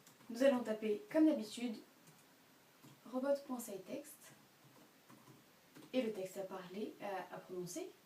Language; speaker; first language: French; native; French